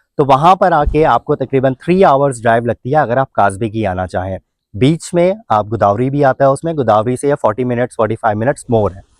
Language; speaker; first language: Urdu; native; Urdu